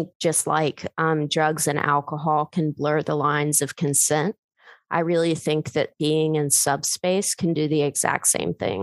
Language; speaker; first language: English; native; English